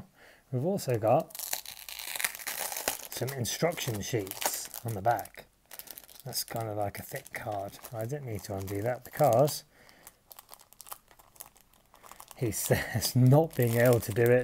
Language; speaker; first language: English; native; English